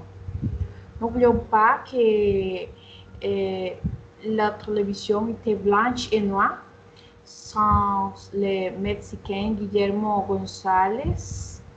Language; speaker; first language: French; non-native, learner; Spanish